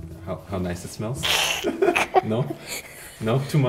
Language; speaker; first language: English; early bilingual, other home language; Korean